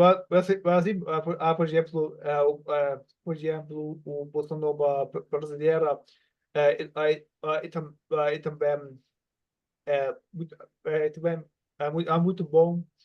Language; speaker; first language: Portuguese; non-native, learner; German